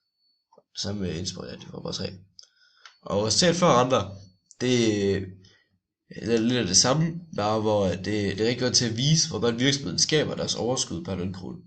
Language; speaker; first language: Danish; native; Danish